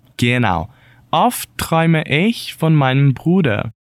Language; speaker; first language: German; non-native, fluent; Portuguese